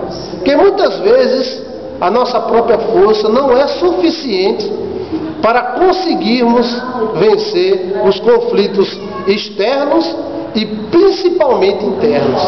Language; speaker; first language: Portuguese; native; Portuguese